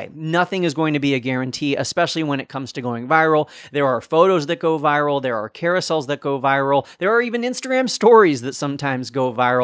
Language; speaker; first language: English; native; English